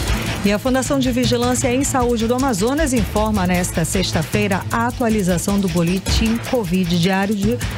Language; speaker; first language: Portuguese; native; Portuguese